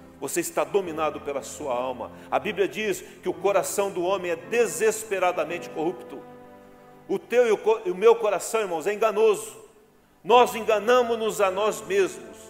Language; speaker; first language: Portuguese; native; Portuguese